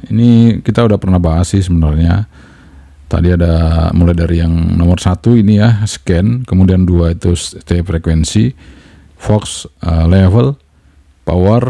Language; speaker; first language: Indonesian; native; Indonesian